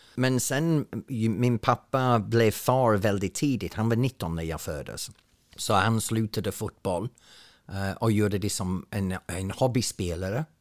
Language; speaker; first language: Swedish; non-native, fluent; English